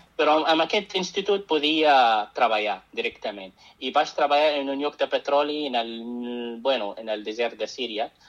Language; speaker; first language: Catalan; non-native, fluent; Arabic